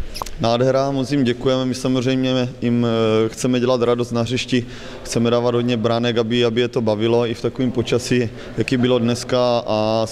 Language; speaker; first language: Czech; native; Czech